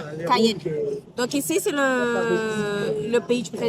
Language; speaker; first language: French; non-native, fluent; Portuguese